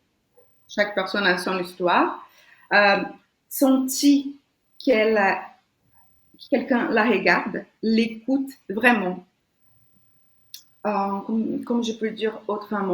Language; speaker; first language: French; non-native, fluent; Portuguese